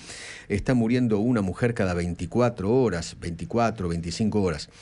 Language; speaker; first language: Spanish; native; Spanish